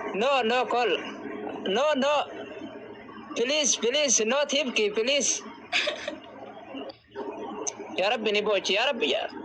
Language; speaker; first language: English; non-native, learner; Oromo